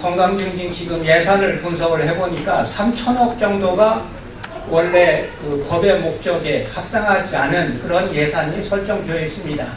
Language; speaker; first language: Korean; native; Korean